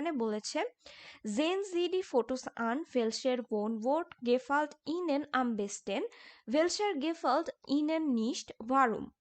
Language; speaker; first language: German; non-native, learner; Bangla